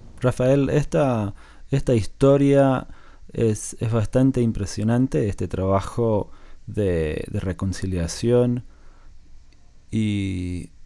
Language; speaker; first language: Spanish; non-native, fluent; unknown